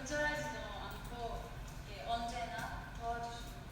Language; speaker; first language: Korean; non-native, fluent; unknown